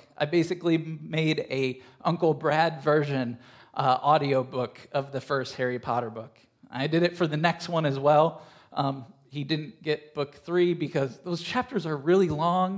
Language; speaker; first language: English; native; English